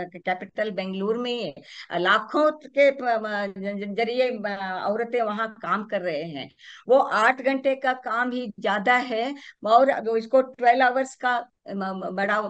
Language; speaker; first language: Hindi; non-native, local second language; Kannada